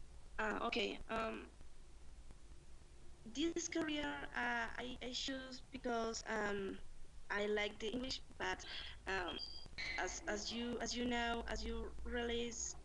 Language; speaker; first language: English; non-native, learner; Spanish